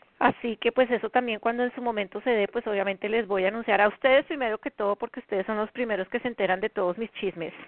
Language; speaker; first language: Spanish; native; Spanish